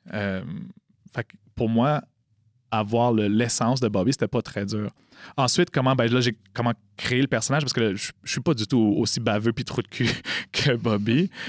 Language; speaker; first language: French; native; French